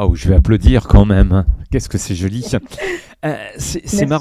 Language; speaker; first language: French; native; French